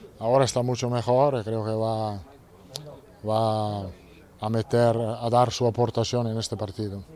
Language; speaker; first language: Spanish; non-native, fluent; Italian